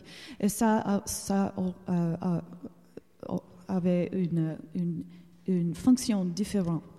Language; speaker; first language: French; non-native, learner; English